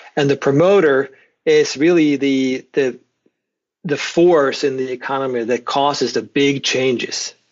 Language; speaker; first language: English; non-native, fluent; Swedish